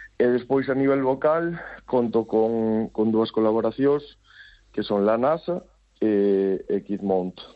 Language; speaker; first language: Galician; native; Galician